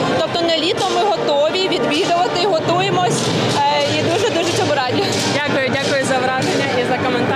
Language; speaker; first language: Ukrainian; native; Ukrainian